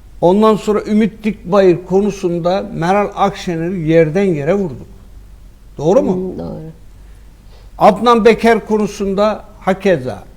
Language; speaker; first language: Turkish; native; Turkish